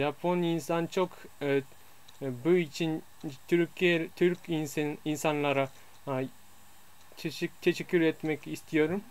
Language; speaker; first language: Turkish; non-native, learner; Japanese